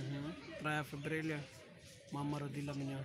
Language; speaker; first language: Russian; non-native, learner; Hindi